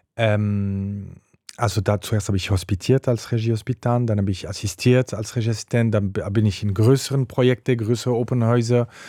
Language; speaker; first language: German; non-native, local second language; French